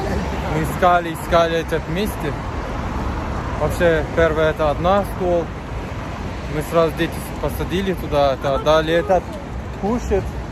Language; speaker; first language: Russian; non-native, learner; Turkish